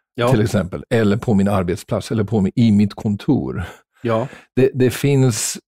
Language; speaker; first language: Swedish; non-native, fluent; English